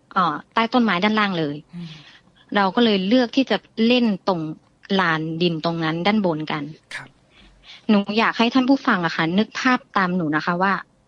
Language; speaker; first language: Thai; native; Thai